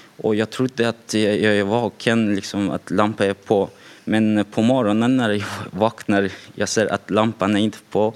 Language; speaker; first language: Swedish; non-native, fluent; Persian